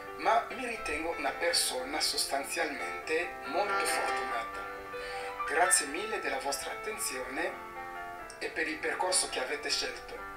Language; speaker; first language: Italian; non-native, fluent; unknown